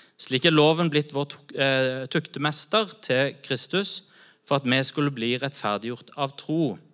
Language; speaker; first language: Norwegian; native; Norwegian